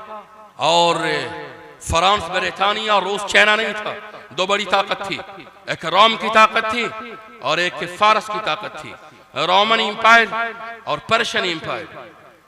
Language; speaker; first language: Urdu; native; Urdu